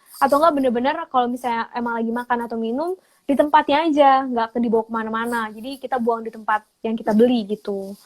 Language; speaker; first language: Indonesian; native; Indonesian